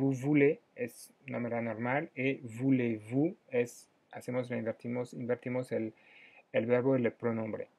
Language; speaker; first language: Spanish; non-native, fluent; French